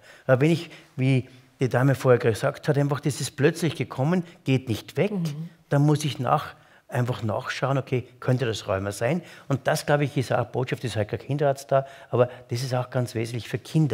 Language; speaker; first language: German; native; German